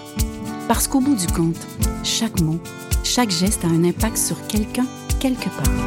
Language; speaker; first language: French; native; French